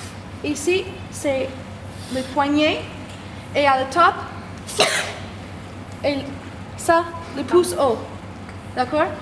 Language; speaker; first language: French; non-native, learner; English